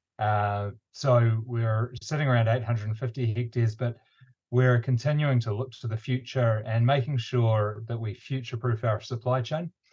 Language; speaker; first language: English; native; English